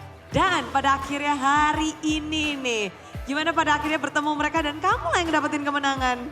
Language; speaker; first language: Indonesian; native; Indonesian